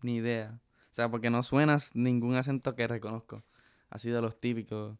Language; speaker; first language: Spanish; early bilingual, heritage; Spanish